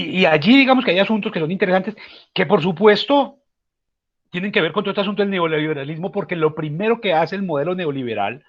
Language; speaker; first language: Spanish; native; Spanish